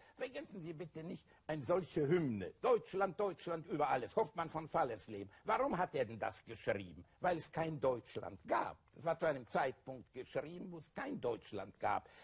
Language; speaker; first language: German; native; German